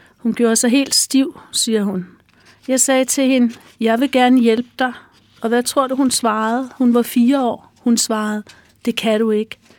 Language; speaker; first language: Danish; native; Danish